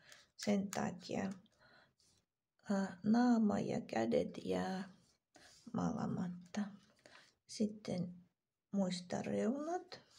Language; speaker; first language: Finnish; non-native, fluent; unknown